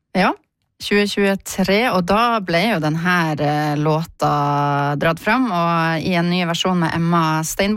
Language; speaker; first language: Norwegian; native; Norwegian